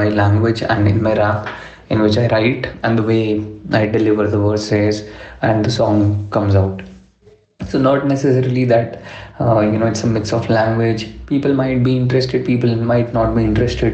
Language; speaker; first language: English; non-native, local second language; Urdu